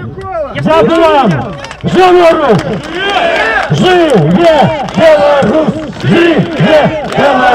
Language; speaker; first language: Belarusian; non-native, local second language; Russian